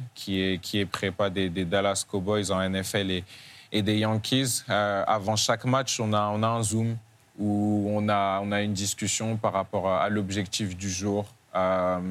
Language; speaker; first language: French; native; French